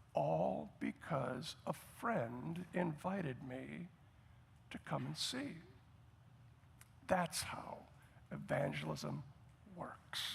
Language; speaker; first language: English; native; English